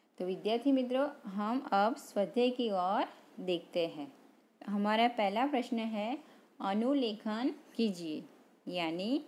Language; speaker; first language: Hindi; non-native, local second language; Gujarati